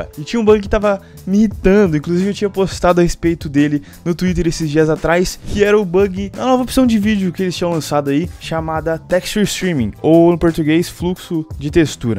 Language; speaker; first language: Portuguese; native; Portuguese